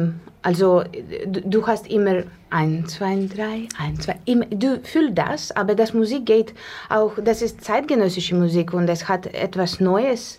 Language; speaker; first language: German; non-native, learner; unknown